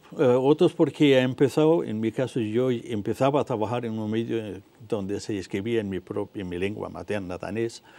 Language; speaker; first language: Spanish; non-native, fluent; Danish